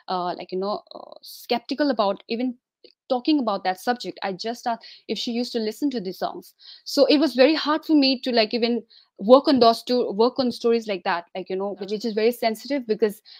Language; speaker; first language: English; non-native, local second language; Tibetan